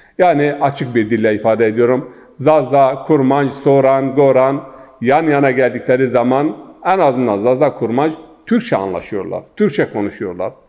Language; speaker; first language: Turkish; non-native, local second language; Zaza